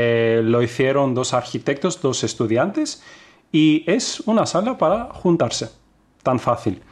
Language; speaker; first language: Spanish; non-native, fluent; Greek